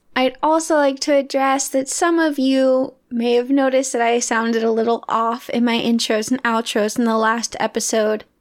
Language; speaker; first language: English; native; English